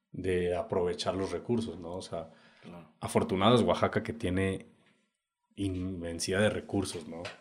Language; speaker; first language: Spanish; native; Spanish